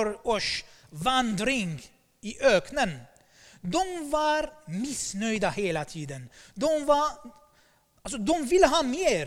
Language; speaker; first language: Swedish; non-native, fluent; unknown